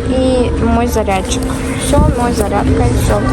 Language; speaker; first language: Russian; non-native, local second language; Kazakh